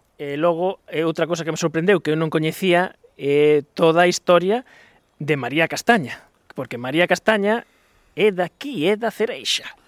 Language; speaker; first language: Galician; native; Galician